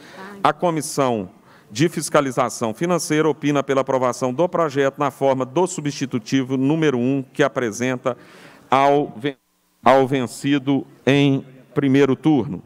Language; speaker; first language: Portuguese; native; Portuguese